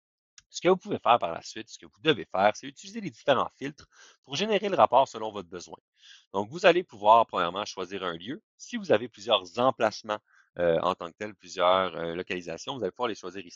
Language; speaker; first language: French; native; French